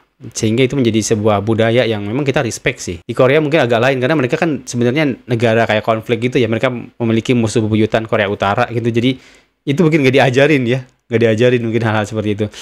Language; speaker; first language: Indonesian; native; Indonesian